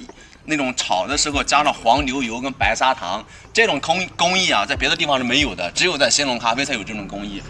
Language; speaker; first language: Chinese; native; Chinese